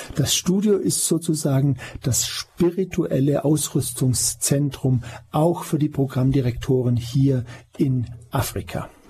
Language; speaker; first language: German; native; German